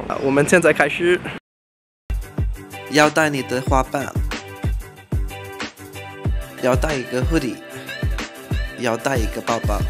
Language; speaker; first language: Chinese; non-native, fluent; Hindi